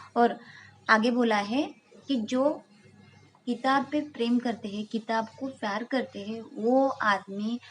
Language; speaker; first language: Hindi; non-native, local second language; Marathi